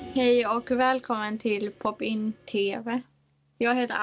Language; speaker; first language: Swedish; native; Swedish